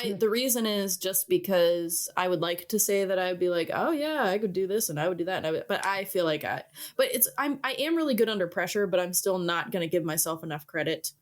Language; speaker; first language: English; native; English